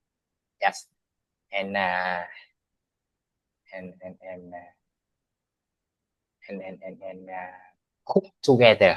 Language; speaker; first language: English; non-native, learner; Vietnamese